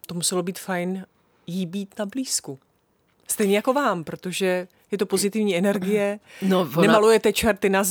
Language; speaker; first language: Czech; native; Czech